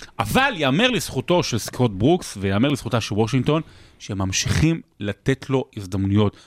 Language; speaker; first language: Hebrew; native; Hebrew